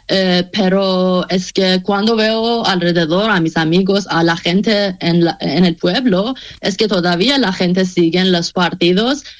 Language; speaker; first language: Spanish; non-native, fluent; Persian